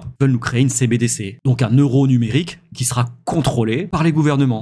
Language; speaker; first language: French; native; French